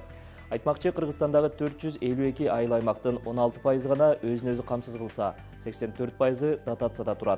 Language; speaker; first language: Kyrgyz; native; Kyrgyz